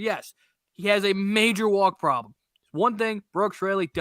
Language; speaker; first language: English; native; English